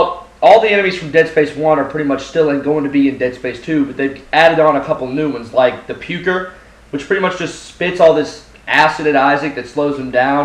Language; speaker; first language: English; native; English